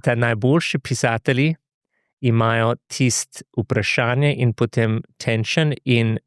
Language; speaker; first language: Slovenian; non-native, fluent; English